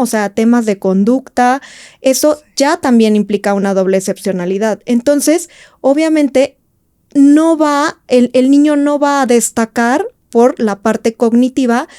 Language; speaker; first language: Spanish; native; Spanish